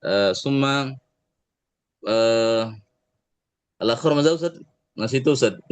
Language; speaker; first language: Arabic; non-native, learner; Indonesian